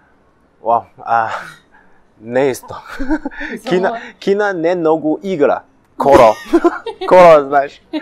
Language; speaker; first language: Macedonian; non-native, learner; Chinese